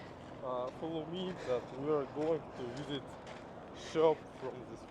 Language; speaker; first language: English; non-native, learner; Russian